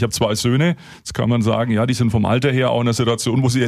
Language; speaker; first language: German; native; German